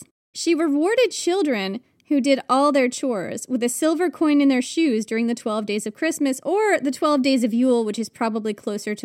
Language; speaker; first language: English; native; English